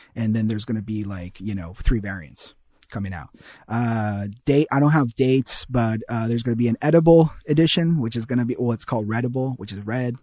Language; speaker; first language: English; early bilingual, heritage; Spanish